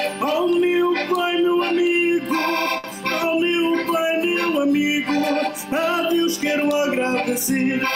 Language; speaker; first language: Portuguese; early bilingual, heritage; Portuguese